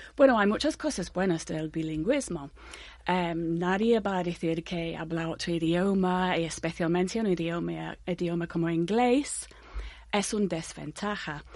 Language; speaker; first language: Spanish; non-native, fluent; English